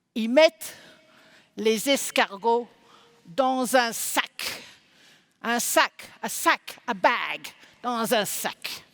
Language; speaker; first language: French; non-native, fluent; English